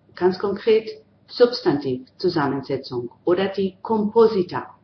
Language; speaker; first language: German; non-native, fluent; Spanish